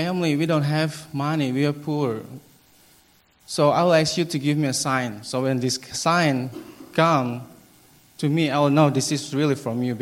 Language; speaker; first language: English; non-native, learner; Indonesian